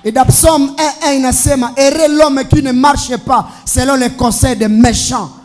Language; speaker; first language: French; non-native, local second language; Swahili